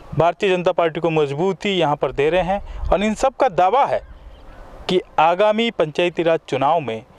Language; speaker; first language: Hindi; native; Hindi